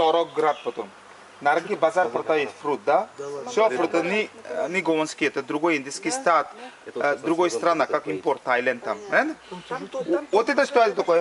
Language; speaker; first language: Russian; non-native, learner; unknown